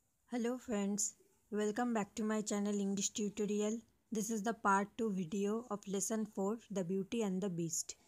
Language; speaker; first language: English; non-native, local second language; Bangla